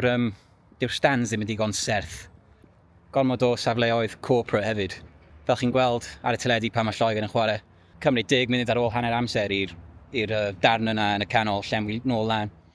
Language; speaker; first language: Welsh; native; Welsh